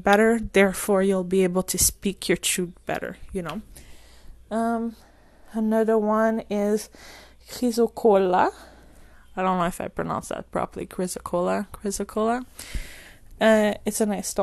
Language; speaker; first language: English; non-native, fluent; French